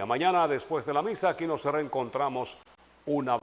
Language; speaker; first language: Spanish; native; Spanish